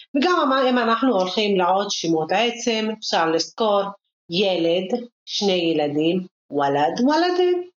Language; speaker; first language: Hebrew; non-native, local second language; Arabic